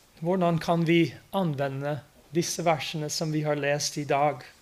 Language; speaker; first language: Norwegian; non-native, fluent; English